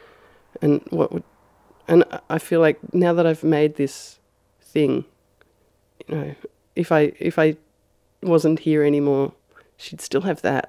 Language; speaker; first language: English; native; English